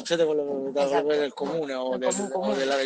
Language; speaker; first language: Italian; native; Italian